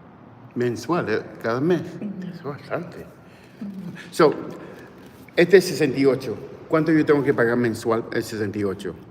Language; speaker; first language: Spanish; early bilingual, heritage; English